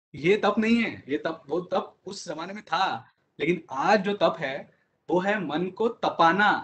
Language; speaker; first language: Hindi; non-native, local second language; Marathi